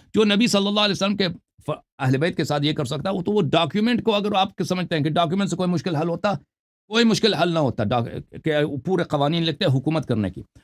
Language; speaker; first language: Urdu; non-native, fluent; Persian